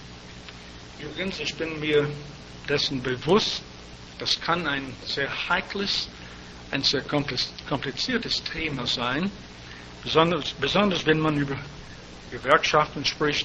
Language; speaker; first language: German; native; German